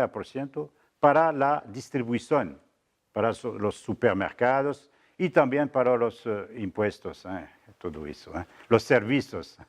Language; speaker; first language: Spanish; non-native, fluent; French